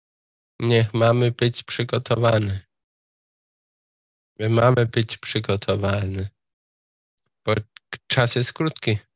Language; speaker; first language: Polish; non-native, fluent; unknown